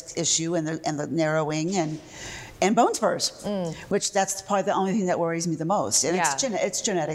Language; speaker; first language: English; native; English